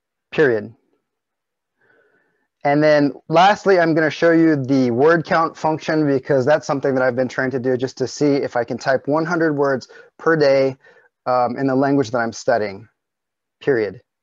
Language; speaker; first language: English; native; English